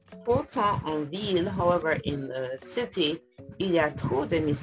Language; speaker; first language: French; non-native, fluent; English